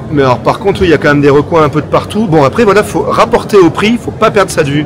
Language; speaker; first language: French; native; French